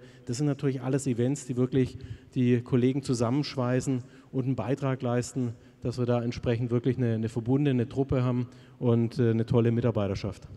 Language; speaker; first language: German; native; German